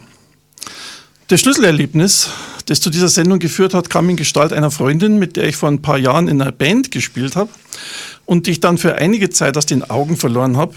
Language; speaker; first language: German; native; German